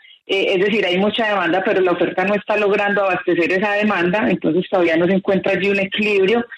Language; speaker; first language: Spanish; native; Spanish